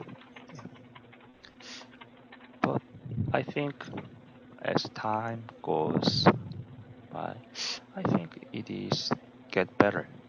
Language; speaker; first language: English; non-native, learner; Korean